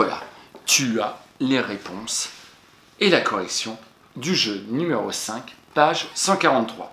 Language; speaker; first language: French; native; French